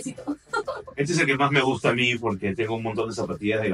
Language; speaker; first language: Spanish; native; Spanish